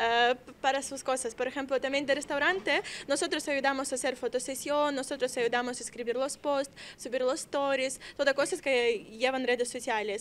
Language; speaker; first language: Spanish; non-native, learner; Russian